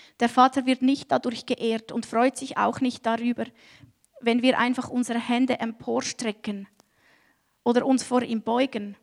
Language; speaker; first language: German; native; German